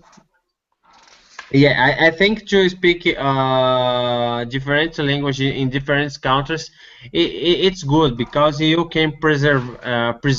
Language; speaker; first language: English; non-native, learner; Portuguese